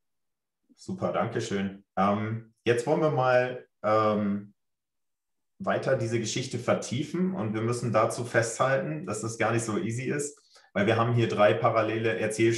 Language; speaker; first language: German; native; German